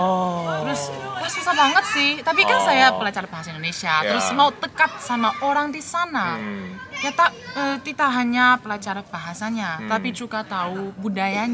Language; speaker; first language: Indonesian; non-native, fluent; Chinese